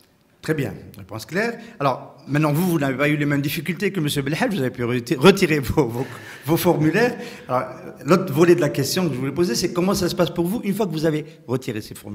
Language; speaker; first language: French; non-native, local second language; Arabic